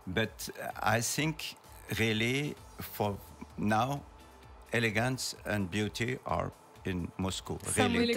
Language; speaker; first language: English; non-native, learner; French